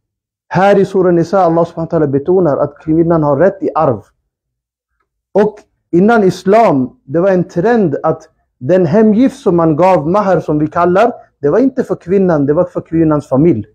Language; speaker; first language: Swedish; early bilingual, other home language; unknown